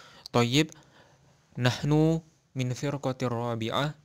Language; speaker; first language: Arabic; non-native, learner; Indonesian